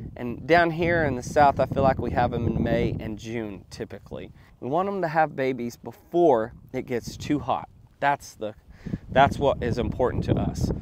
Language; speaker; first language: English; native; English